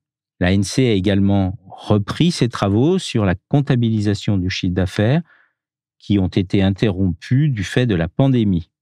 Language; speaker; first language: French; native; French